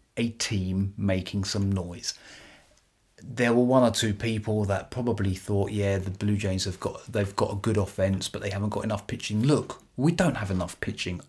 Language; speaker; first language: English; native; English